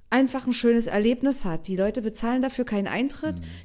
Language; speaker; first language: German; native; German